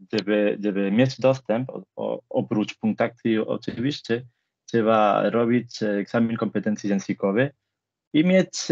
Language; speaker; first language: Polish; non-native, fluent; Spanish